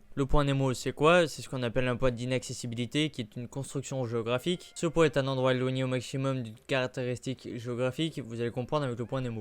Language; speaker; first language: French; native; French